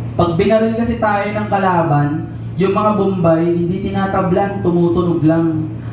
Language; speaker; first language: Filipino; non-native, local second language; Cebuano